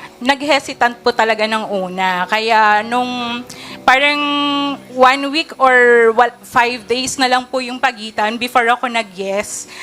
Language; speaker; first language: Filipino; native; Filipino